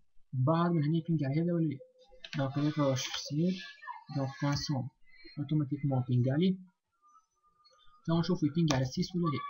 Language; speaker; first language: Arabic; native; Arabic